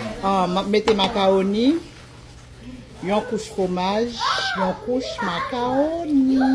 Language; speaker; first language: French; non-native, learner; Haitian Creole